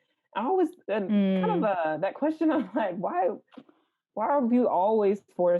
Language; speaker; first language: English; native; English